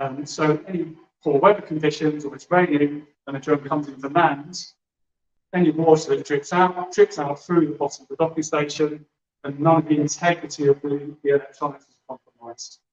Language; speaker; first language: English; native; English